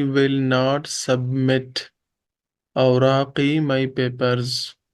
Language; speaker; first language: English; non-native, local second language; Urdu